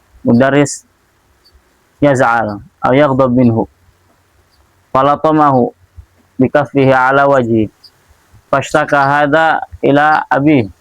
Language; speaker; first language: Arabic; non-native, fluent; Indonesian